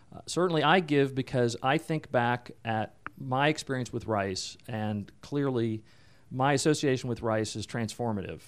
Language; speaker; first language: English; native; English